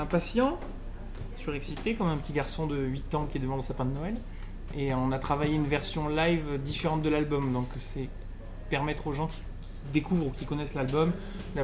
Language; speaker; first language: French; native; French